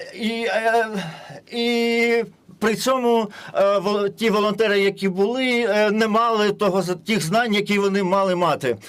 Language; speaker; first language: Ukrainian; non-native, learner; German